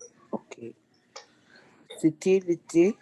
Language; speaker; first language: French; non-native, learner; Arabic